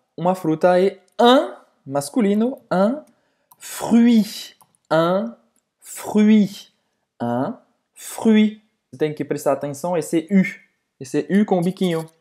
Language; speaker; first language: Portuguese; non-native, fluent; French